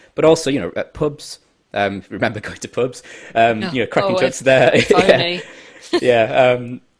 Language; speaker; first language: English; native; English